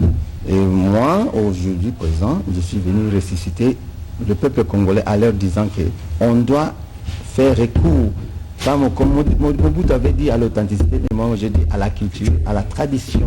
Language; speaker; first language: French; non-native, local second language; Lingala